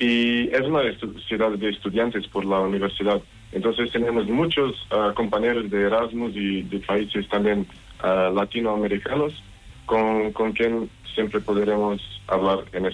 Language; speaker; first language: Spanish; non-native, learner; Portuguese